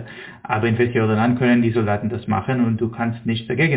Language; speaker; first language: German; non-native, fluent; Hebrew